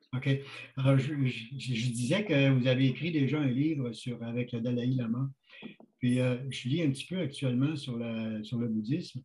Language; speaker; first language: French; native; French